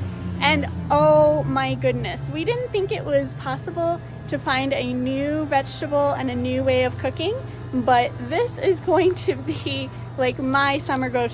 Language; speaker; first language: English; native; English